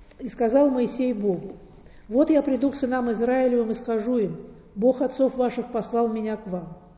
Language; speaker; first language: Russian; native; Russian